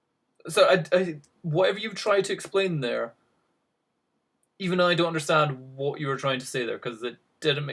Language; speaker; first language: English; native; English